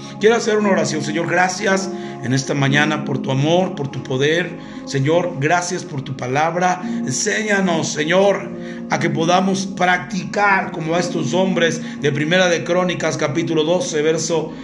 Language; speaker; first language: Spanish; native; Spanish